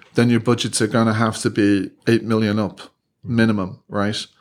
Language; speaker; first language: English; native; English